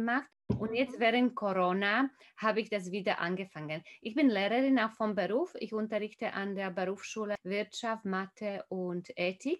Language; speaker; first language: German; non-native, fluent; Slovak